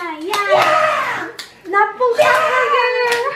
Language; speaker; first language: Korean; non-native, learner; Spanish